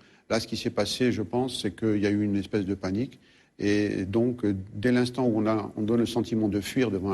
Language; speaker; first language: French; native; French